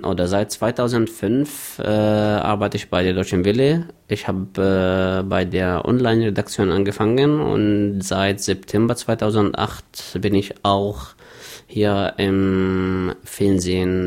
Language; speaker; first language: German; non-native, fluent; Arabic